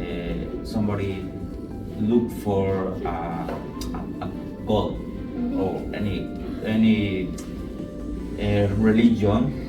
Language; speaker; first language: English; non-native, learner; Spanish